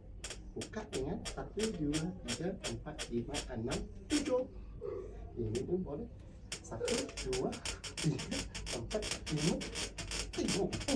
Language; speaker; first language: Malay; non-native, local second language; Cantonese